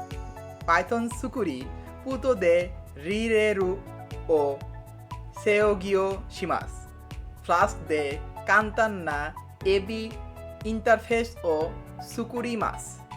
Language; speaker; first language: Japanese; non-native, learner; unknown